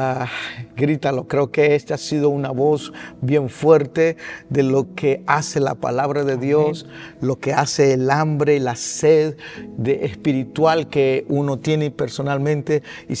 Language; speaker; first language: Spanish; early bilingual, heritage; Spanish